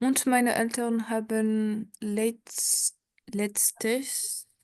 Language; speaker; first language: German; non-native, learner; French